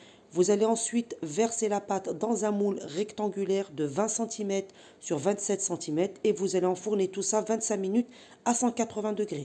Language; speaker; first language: French; native; French